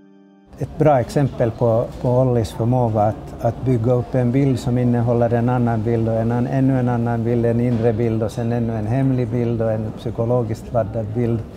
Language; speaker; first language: Swedish; native; Swedish